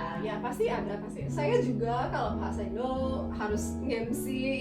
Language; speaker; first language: Indonesian; non-native, fluent; English